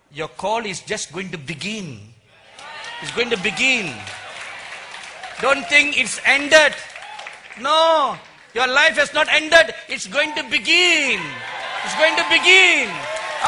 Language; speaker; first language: English; non-native, local second language; Tamil